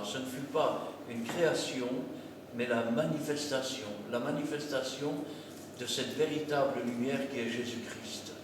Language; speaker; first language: French; native; French